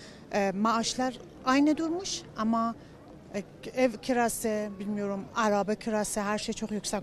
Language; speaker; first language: Turkish; early bilingual, heritage; Turkish